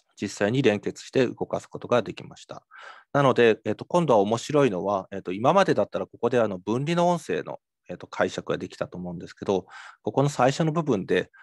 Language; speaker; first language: Japanese; native; Japanese